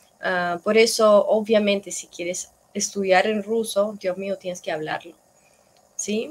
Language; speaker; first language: Spanish; non-native, fluent; Russian